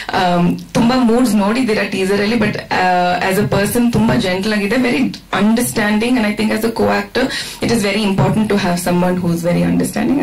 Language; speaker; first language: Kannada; non-native, fluent; Malayalam